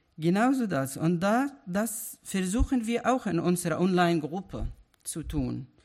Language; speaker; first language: German; non-native, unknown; Arabic